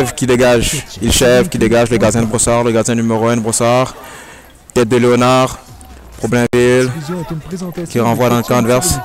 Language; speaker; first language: French; native; French